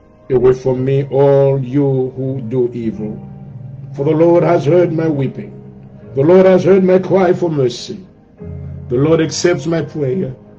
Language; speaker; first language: English; non-native, fluent; Haitian Creole